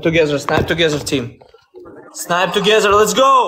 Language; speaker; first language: English; non-native, learner; Russian